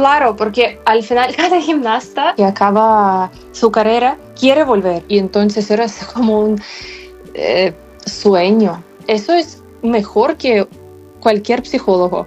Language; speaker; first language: Spanish; non-native, fluent; Ukrainian